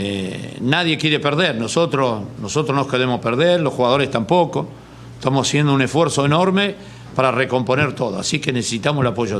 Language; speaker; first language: Spanish; native; Spanish